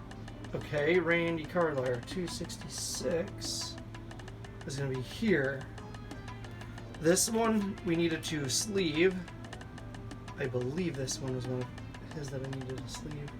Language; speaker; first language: English; native; English